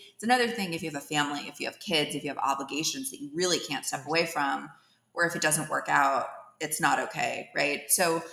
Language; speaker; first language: English; native; English